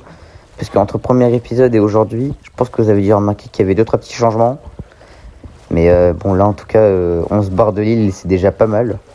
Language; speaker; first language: French; native; French